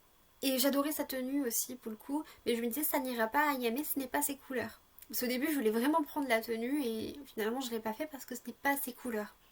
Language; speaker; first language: French; native; French